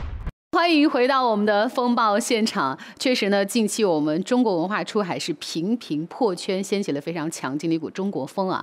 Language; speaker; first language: Chinese; native; Chinese